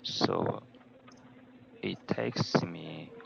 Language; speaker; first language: English; non-native, learner; Korean